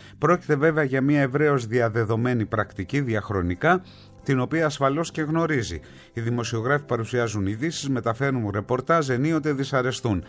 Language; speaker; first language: Greek; native; Greek